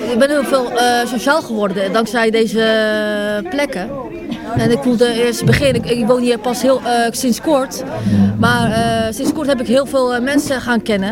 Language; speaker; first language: Dutch; non-native, learner; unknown